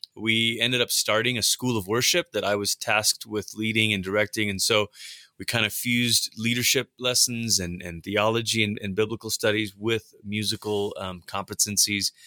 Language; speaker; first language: English; early bilingual, other home language; Tamil